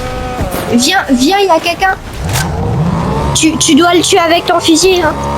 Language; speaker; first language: French; native; French